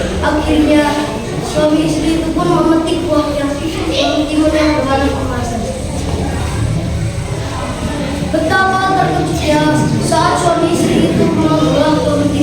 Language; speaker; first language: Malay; non-native, local second language; Javanese